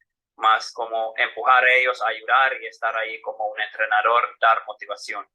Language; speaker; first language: Spanish; non-native, fluent; Finnish